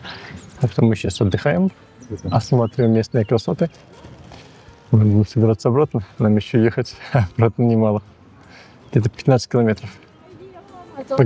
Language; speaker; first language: Russian; native; Russian